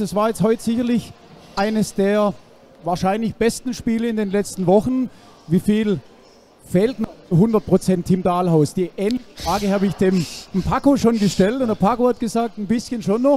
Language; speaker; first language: German; native; German